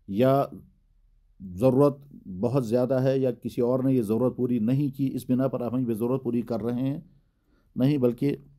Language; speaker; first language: Urdu; non-native, local second language; Kashmiri